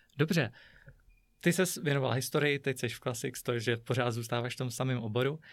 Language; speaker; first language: Czech; native; Czech